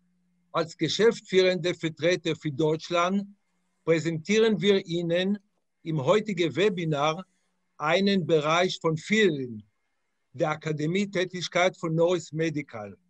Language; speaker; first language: German; non-native, fluent; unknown